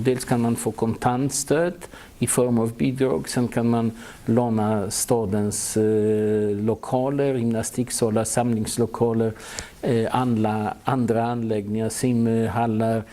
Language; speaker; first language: Swedish; non-native, fluent; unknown